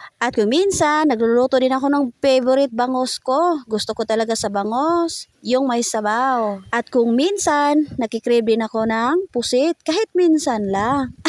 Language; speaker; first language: Filipino; non-native, local second language; Cebuano